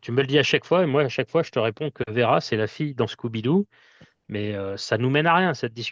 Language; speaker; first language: French; native; French